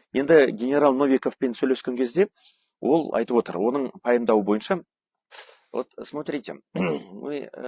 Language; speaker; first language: Russian; non-native, local second language; Kazakh